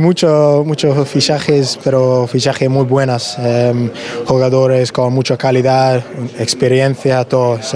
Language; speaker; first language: Spanish; non-native, learner; English